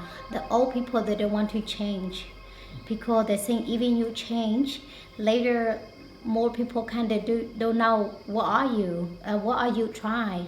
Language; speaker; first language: English; non-native, learner; Hmong